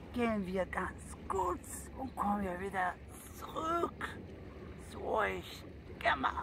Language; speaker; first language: German; non-native, learner; Persian